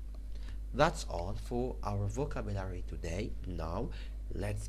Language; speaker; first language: English; non-native, fluent; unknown